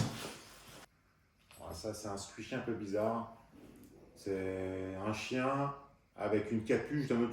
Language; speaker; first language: French; native; French